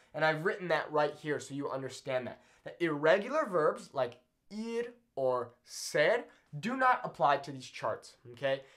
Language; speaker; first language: English; native; English